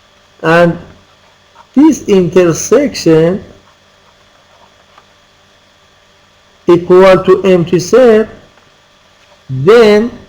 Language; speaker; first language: English; non-native, fluent; Persian